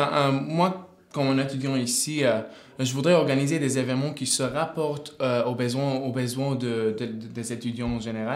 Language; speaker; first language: French; non-native, fluent; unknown